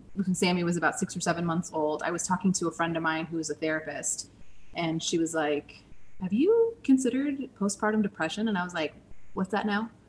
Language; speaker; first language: English; native; English